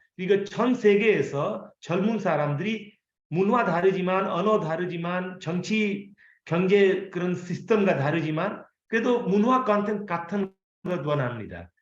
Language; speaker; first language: Korean; non-native, fluent; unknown